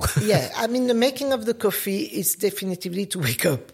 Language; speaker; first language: English; non-native, fluent; French